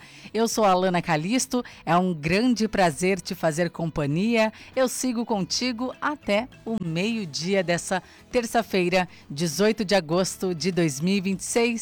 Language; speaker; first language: Portuguese; native; Portuguese